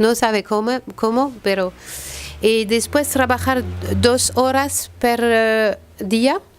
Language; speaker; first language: Spanish; non-native, learner; French